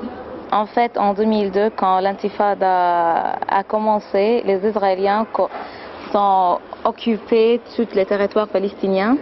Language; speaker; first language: French; non-native, fluent; Arabic